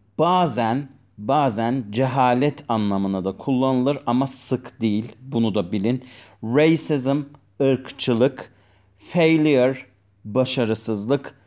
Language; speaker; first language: Turkish; non-native, fluent; Azerbaijani